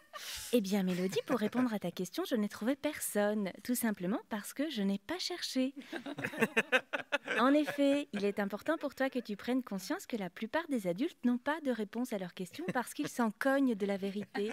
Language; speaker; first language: French; native; French